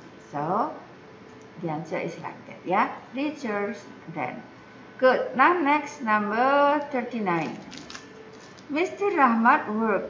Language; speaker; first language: English; non-native, fluent; Indonesian